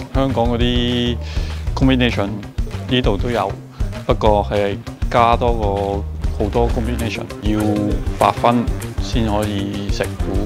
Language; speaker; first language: Cantonese; non-native, fluent; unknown